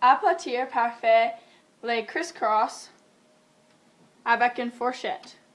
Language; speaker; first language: French; non-native, learner; English